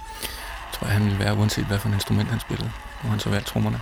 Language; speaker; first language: Danish; native; Danish